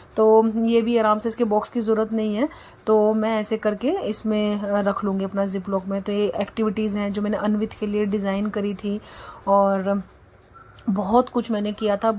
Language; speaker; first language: Hindi; native; Hindi